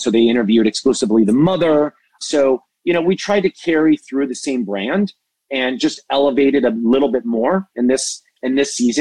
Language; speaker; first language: English; native; English